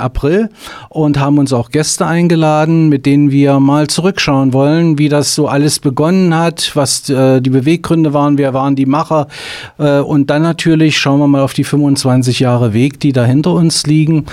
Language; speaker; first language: German; native; German